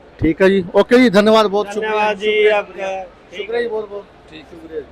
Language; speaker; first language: Hindi; non-native, local second language; Punjabi